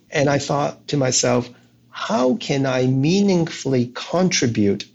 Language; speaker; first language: English; non-native, local second language; Cantonese